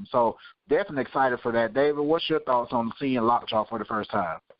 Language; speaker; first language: English; native; English